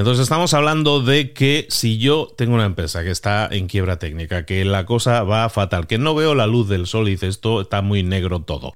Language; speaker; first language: Spanish; native; Spanish